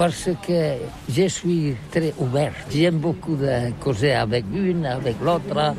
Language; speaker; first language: French; non-native, local second language; Catalan